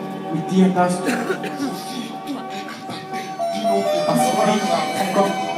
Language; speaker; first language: German; non-native, learner; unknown